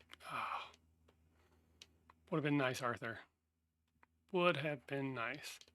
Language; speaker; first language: English; native; English